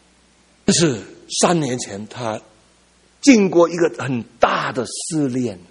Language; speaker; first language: Chinese; early bilingual, heritage; Cantonese